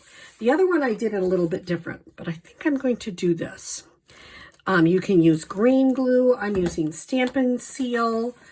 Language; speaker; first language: English; native; English